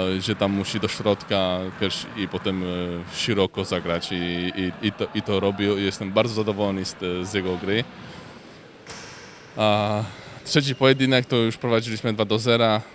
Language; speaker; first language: Polish; non-native, fluent; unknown